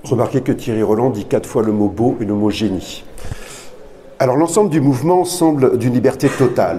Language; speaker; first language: French; native; French